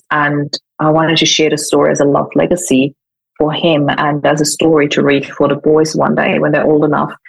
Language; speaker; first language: English; non-native, fluent; German